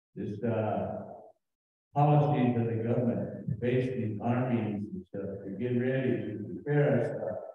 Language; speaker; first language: English; native; English